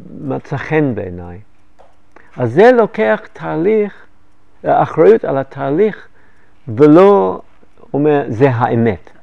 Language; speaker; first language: Hebrew; non-native, fluent; English